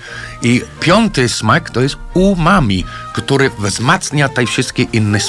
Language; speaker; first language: Polish; non-native, learner; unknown